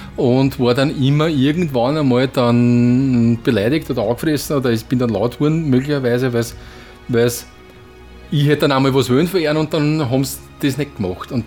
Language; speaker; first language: German; native; German